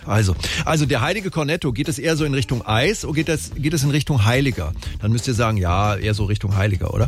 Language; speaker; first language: German; native; German